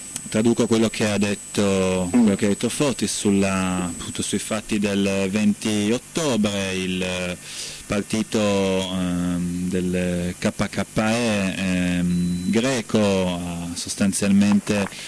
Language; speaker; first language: Italian; native; Italian